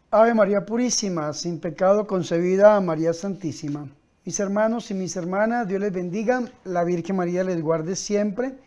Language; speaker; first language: Spanish; native; Spanish